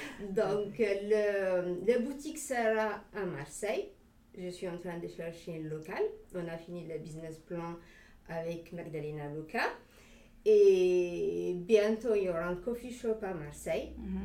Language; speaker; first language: French; non-native, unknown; Amharic